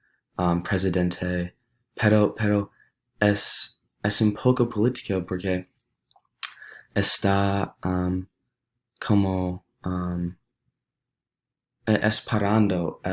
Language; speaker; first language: Spanish; non-native, learner; English